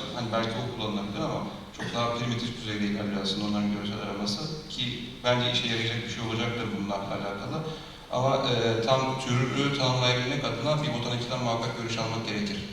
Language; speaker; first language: Turkish; native; Turkish